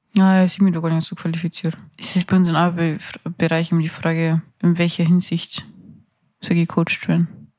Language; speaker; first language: German; native; German